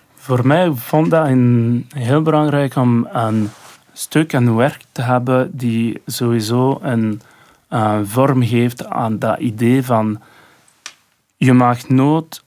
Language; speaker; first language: Dutch; non-native, local second language; French